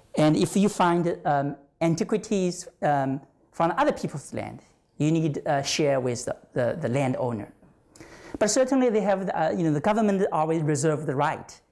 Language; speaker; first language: English; non-native, fluent; Chinese